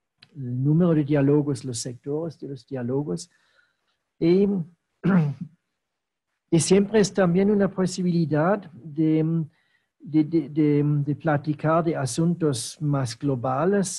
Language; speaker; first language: Spanish; non-native, fluent; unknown